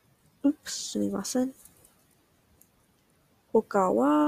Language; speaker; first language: Japanese; non-native, learner; English